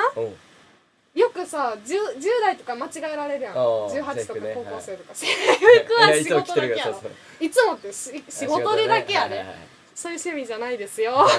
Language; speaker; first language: Japanese; native; Japanese